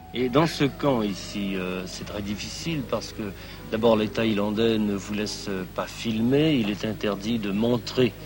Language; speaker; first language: French; non-native, fluent; Khmer